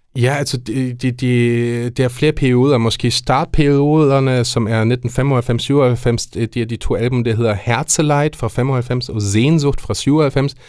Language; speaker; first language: Danish; non-native, fluent; German